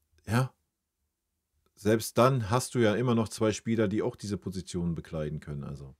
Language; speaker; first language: German; native; German